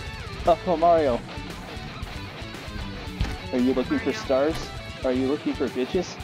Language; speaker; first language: English; native; English